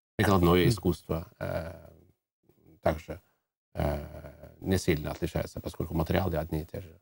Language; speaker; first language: Russian; native; Russian